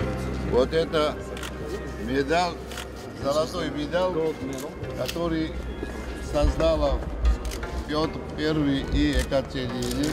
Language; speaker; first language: Russian; non-native, fluent; Georgian